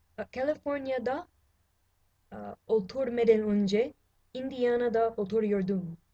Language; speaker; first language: Turkish; non-native, learner; English